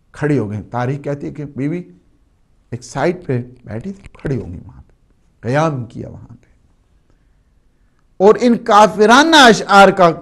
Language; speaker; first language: Urdu; native; Urdu